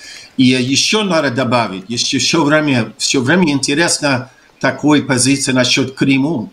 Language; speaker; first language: Russian; non-native, fluent; English